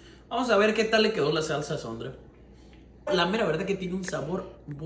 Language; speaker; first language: Spanish; native; Spanish